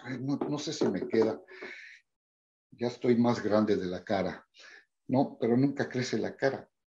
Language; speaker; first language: Spanish; early bilingual, heritage; Spanish